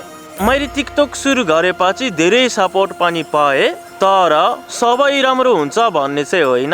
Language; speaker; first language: Nepali; non-native, fluent; Japanese